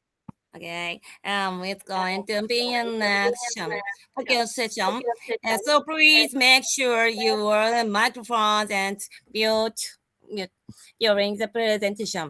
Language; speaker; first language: English; non-native, learner; Japanese